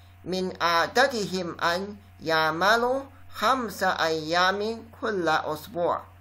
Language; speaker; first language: Arabic; non-native, learner; Chinese